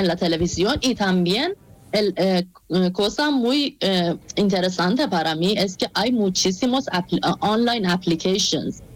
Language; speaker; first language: Spanish; non-native, fluent; Persian